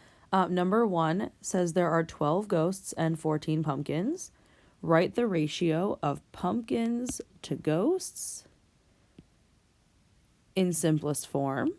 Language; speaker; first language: English; native; English